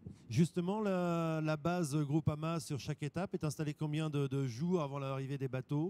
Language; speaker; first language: French; native; French